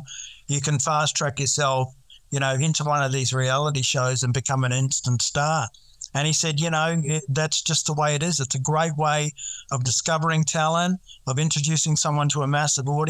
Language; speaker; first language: English; native; English